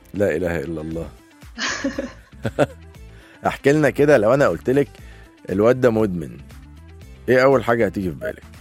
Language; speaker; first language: Arabic; native; Arabic